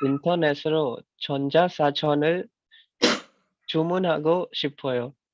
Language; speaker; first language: Korean; non-native, learner; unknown